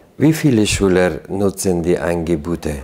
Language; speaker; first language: German; non-native, learner; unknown